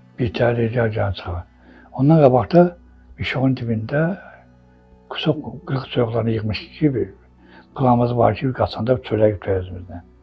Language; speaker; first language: Azerbaijani; non-native, local second language; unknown